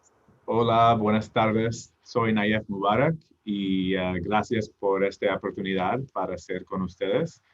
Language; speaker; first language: Spanish; non-native, learner; English